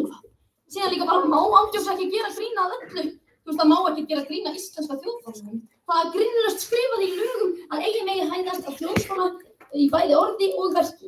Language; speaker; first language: Icelandic; native; Icelandic